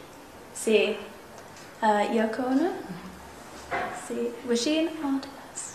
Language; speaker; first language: Spanish; non-native, learner; English